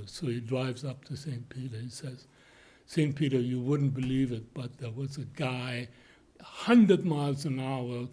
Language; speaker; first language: English; non-native, fluent; German